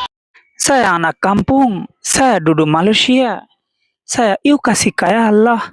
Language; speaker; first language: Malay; non-native, fluent; Bangla